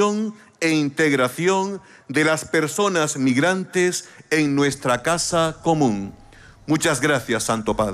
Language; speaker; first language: Spanish; native; Spanish